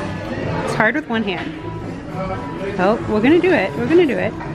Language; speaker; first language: English; native; English